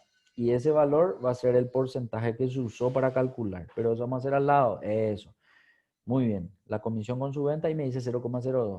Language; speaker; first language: Spanish; native; Spanish